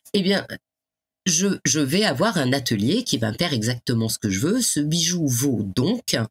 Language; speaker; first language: French; native; French